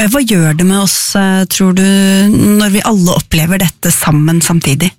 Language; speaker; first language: Norwegian; native; Norwegian